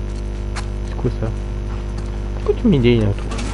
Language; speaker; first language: French; native; French